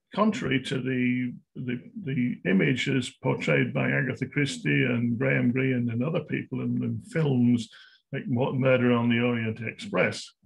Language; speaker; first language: English; native; English